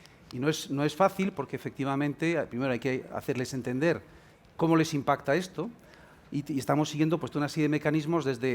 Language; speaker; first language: Spanish; native; Spanish